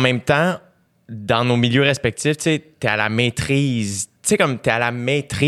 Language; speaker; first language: French; native; French